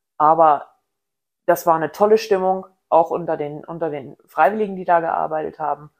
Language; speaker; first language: German; native; German